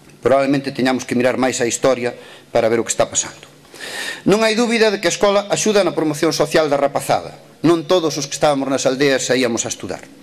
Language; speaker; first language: Galician; native; Galician